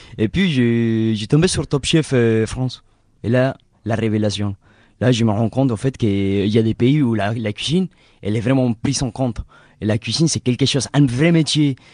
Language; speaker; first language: French; non-native, fluent; Spanish